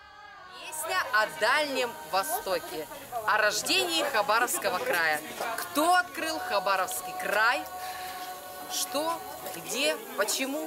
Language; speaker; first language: Russian; native; Russian